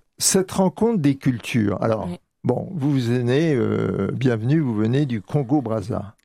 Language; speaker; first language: French; native; French